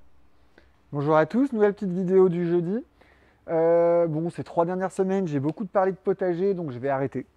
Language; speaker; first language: French; native; French